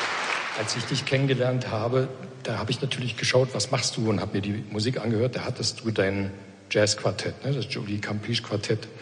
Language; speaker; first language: German; native; German